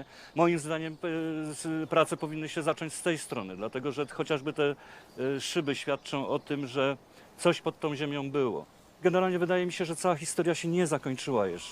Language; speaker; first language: Polish; native; Polish